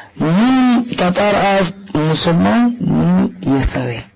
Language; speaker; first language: Persian; non-native, learner; Russian